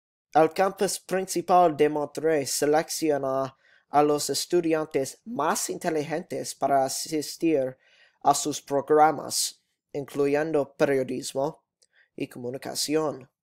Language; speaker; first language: Spanish; non-native, learner; English